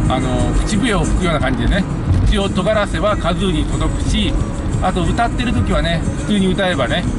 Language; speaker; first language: Japanese; native; Japanese